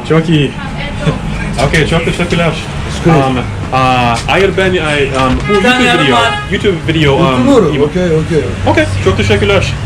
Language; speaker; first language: Turkish; non-native, learner; English